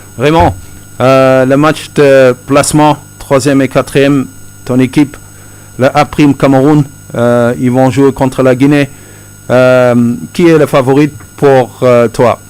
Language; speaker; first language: French; non-native, fluent; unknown